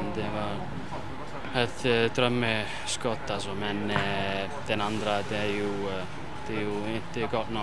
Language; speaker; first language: Swedish; non-native, fluent; Icelandic